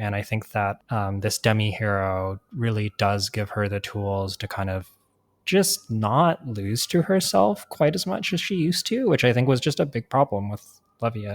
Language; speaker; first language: English; native; English